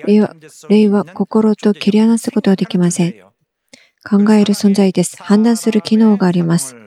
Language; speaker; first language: Japanese; non-native, fluent; Korean